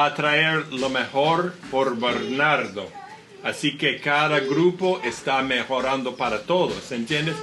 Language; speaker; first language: Spanish; non-native, learner; English